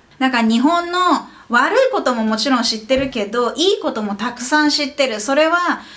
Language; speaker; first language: Japanese; native; Japanese